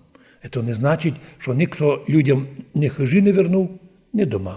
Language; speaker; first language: Ukrainian; non-native, local second language; Rusyn